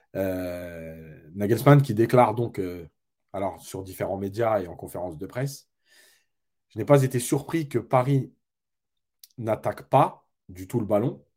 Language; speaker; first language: French; native; French